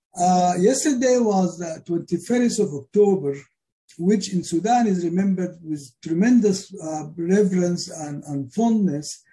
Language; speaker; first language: English; non-native, fluent; Arabic